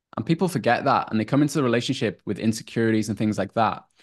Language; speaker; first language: English; native; English